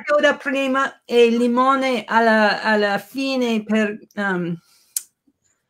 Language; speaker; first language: Italian; non-native, learner; English